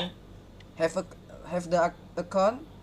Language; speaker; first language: English; non-native, learner; Hakka Chinese